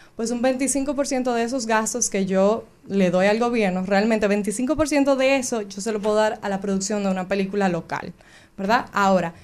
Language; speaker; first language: Spanish; native; Spanish